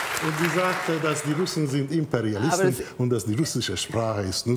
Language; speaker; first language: German; non-native, fluent; Hungarian